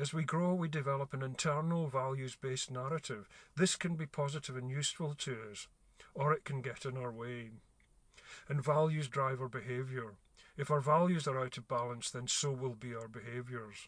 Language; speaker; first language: English; native; English